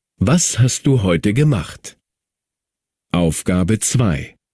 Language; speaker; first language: German; non-native, fluent; Ukrainian